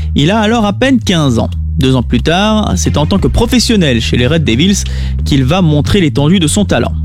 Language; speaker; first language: French; native; French